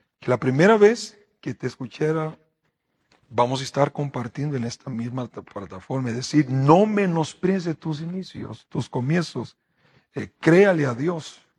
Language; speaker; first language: Spanish; non-native, fluent; Portuguese